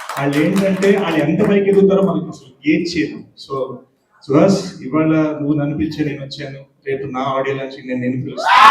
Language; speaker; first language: Telugu; early bilingual, heritage; Telugu